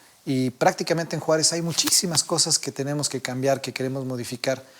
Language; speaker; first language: Spanish; native; Spanish